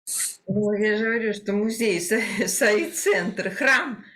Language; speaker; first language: Russian; native; Russian